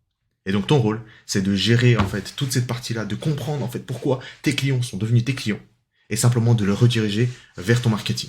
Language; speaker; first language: French; native; French